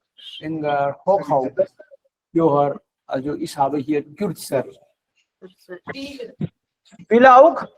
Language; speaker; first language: German; non-native, fluent; Hindi